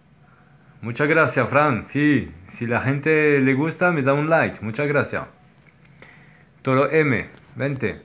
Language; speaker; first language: Spanish; non-native, learner; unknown